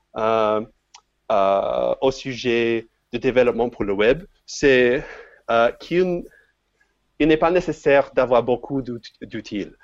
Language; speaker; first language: French; non-native, fluent; English